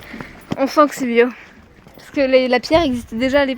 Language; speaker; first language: French; native; French